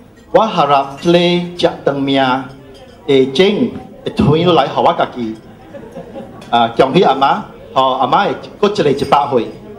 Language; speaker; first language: English; non-native, local second language; Min Nan Chinese